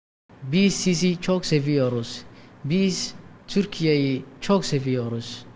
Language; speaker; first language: Turkish; non-native, learner; Somali